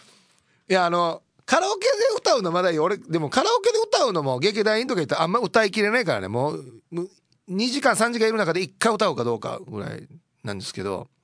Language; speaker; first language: Japanese; native; Japanese